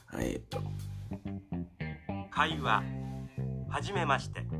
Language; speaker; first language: Japanese; non-native, learner; Indonesian